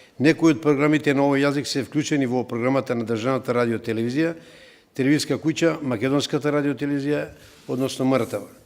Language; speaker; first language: Macedonian; non-native, local second language; Romany